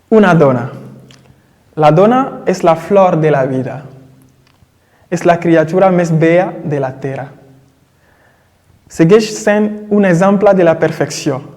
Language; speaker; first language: Catalan; non-native, fluent; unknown